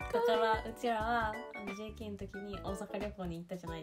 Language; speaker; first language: Japanese; native; Japanese